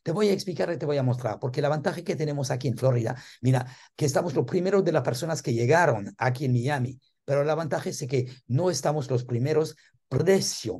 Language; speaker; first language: Spanish; non-native, learner; French